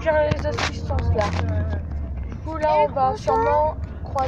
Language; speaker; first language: French; native; French